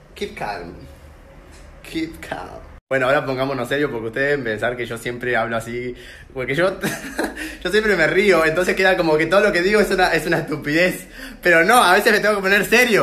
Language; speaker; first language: Spanish; native; Spanish